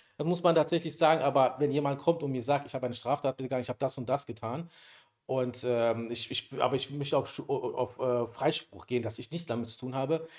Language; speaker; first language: German; early bilingual, other home language; Persian